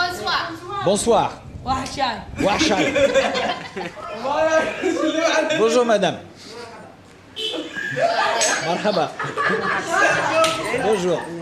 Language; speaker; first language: French; native; French